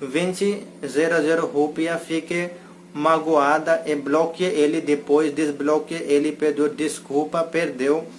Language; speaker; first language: Portuguese; non-native, learner; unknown